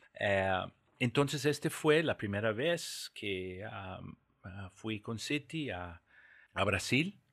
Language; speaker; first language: Spanish; non-native, fluent; English